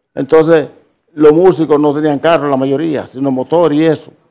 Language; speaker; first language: Spanish; native; Spanish